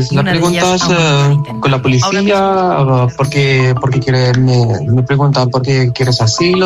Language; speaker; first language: Spanish; non-native, learner; Arabic